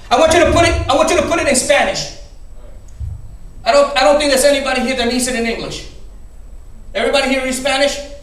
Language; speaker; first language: English; early bilingual, other home language; Spanish